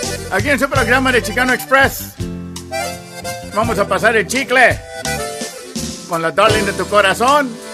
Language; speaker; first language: Spanish; early bilingual, heritage; Spanish